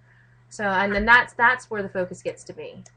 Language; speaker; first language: English; native; English